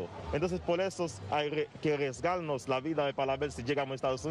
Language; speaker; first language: Spanish; non-native, learner; Haitian Creole